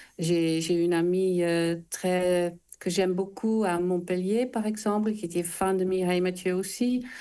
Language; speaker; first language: French; non-native, fluent; Dutch